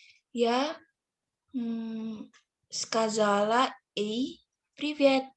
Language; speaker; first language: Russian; non-native, learner; Indonesian